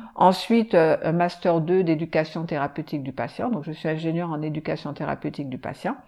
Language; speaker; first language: French; native; French